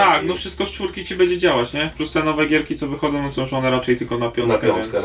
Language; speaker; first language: Polish; native; Polish